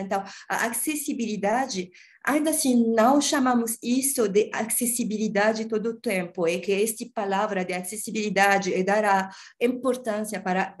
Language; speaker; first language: Portuguese; non-native, learner; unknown